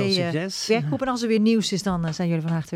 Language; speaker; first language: Dutch; native; Dutch